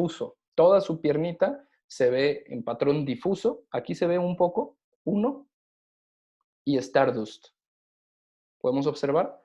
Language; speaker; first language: Spanish; native; Spanish